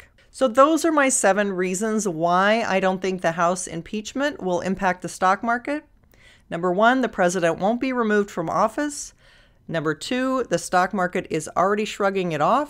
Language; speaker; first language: English; native; English